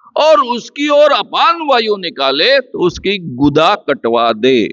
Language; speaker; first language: Hindi; non-native, local second language; Marathi